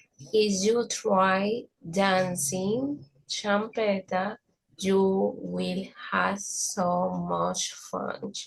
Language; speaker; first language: English; non-native, learner; Spanish